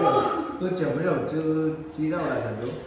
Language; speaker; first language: Chinese; non-native, fluent; Vietnamese